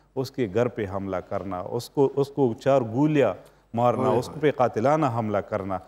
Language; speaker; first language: Urdu; native; Urdu